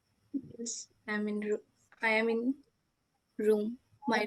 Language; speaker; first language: English; non-native, learner; Hindi